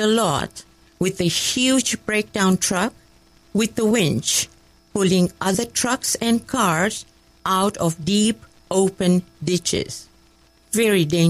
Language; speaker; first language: English; non-native, local second language; Kachhi